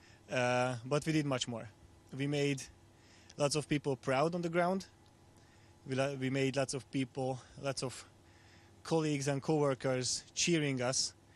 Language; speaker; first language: English; non-native, fluent; Hungarian